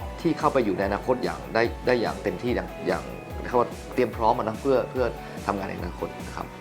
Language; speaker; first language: Thai; native; Thai